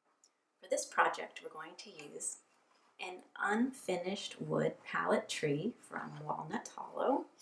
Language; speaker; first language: English; native; English